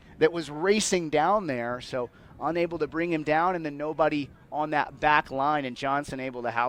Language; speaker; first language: English; native; English